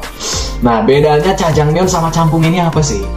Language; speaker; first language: Indonesian; native; Indonesian